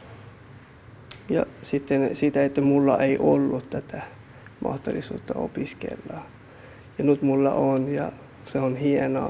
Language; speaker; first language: Finnish; non-native, fluent; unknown